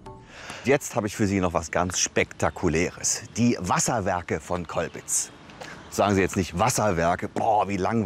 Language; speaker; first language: German; native; German